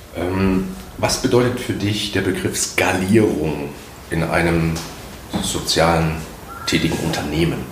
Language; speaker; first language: German; native; German